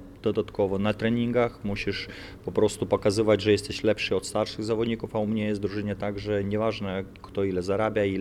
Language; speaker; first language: Polish; non-native, fluent; Lithuanian